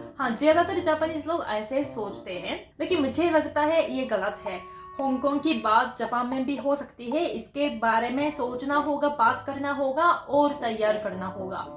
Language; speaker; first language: Hindi; non-native, fluent; Japanese